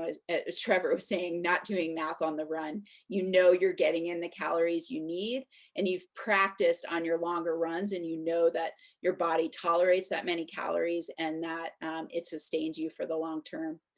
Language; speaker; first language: English; native; English